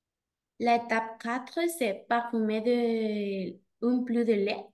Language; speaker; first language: French; non-native, learner; Spanish